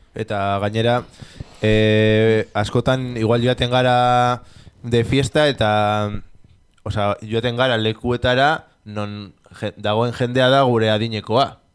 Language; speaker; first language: Basque; non-native, local second language; Spanish